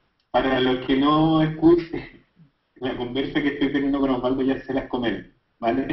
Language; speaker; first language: Spanish; native; Spanish